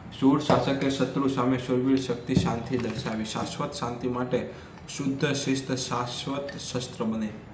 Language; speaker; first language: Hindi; non-native, local second language; Gujarati